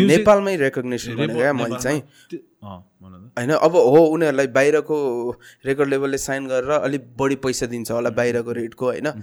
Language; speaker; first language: Nepali; native; Nepali